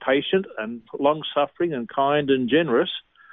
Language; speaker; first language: English; native; English